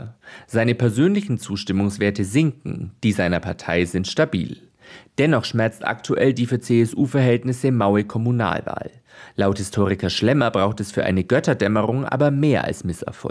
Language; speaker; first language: German; native; German